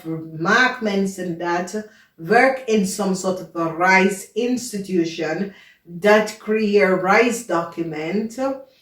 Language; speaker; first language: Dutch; non-native, fluent; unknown